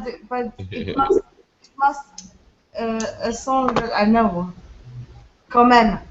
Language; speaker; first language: English; non-native, learner; French